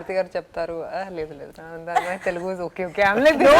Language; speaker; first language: Telugu; non-native, fluent; Hindi